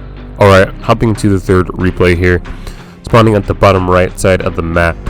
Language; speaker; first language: English; native; English